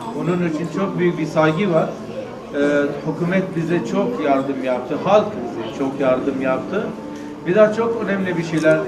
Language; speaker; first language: Turkish; non-native, learner; Arabic